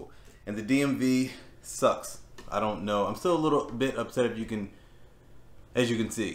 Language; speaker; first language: English; native; English